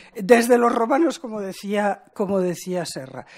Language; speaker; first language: Spanish; native; Spanish